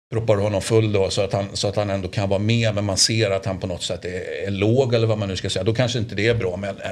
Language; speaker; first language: Swedish; native; Swedish